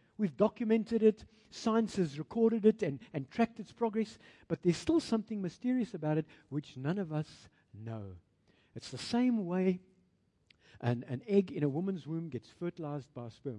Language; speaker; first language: English; non-native, local second language; Afrikaans